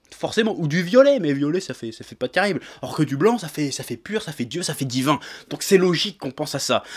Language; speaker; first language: French; native; French